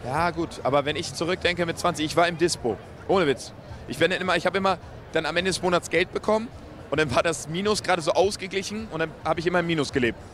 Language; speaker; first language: German; native; German